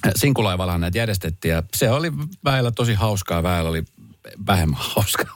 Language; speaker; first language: Finnish; native; Finnish